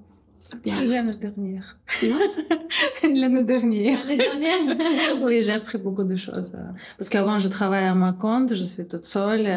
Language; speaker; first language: French; non-native, learner; Russian